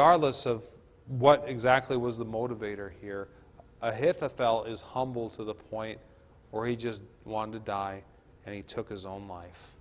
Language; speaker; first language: English; native; English